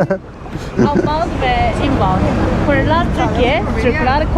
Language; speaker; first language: Turkish; non-native, learner; Korean